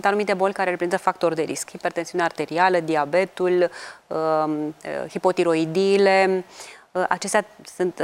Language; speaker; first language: Romanian; native; Romanian